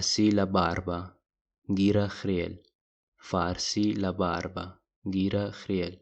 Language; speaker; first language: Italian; non-native, fluent; Pashto